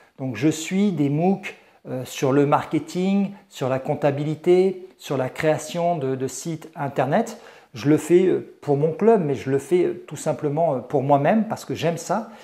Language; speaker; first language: French; native; French